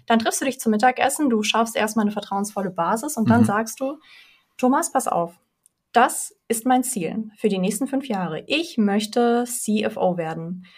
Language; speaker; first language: German; early bilingual, other home language; Russian